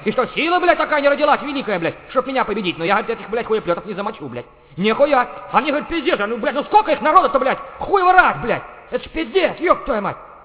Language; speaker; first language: Russian; native; Russian